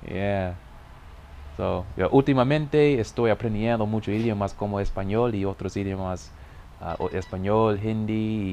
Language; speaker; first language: Spanish; non-native, learner; English